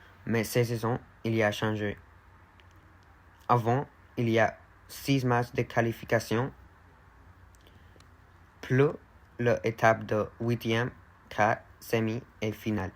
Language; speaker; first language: French; non-native, learner; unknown